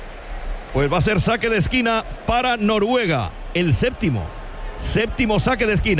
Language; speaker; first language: Spanish; native; Spanish